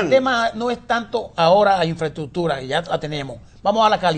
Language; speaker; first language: Spanish; native; Spanish